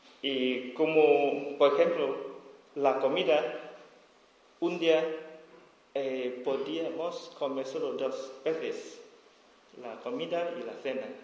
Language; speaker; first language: Spanish; non-native, learner; S'gaw Karen